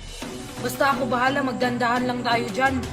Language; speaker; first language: Filipino; native; Filipino